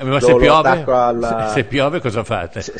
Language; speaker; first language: Italian; native; Italian